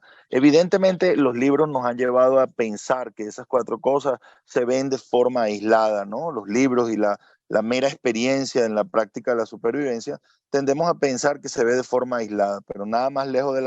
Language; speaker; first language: Spanish; native; Spanish